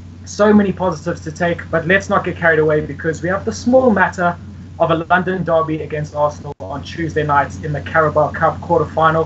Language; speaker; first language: English; native; English